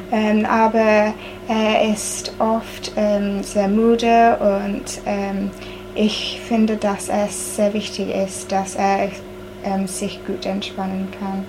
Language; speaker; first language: German; non-native, learner; English